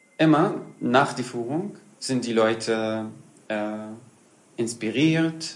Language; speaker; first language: German; non-native, learner; Arabic